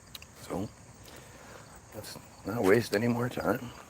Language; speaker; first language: English; native; English